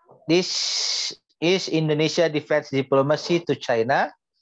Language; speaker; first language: English; non-native, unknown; Indonesian